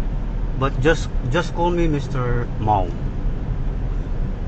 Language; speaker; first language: English; non-native, local second language; Filipino